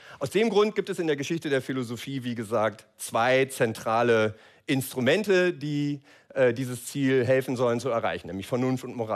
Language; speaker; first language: German; native; German